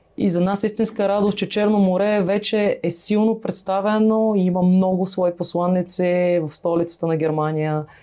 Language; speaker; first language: Bulgarian; native; Bulgarian